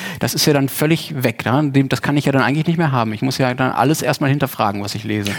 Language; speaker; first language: German; native; German